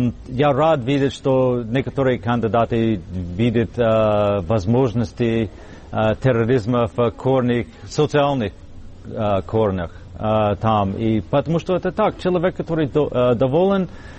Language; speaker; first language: Russian; non-native, fluent; English